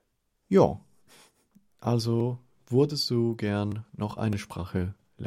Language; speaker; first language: German; non-native, fluent; Spanish